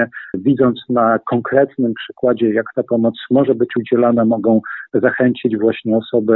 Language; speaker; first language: Polish; native; Polish